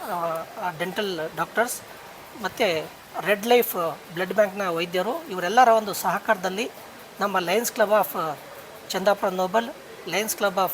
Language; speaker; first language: Kannada; native; Kannada